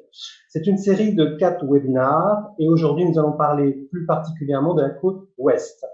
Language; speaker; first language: French; native; French